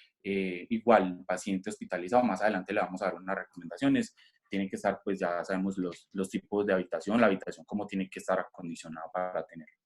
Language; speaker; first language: Spanish; native; Spanish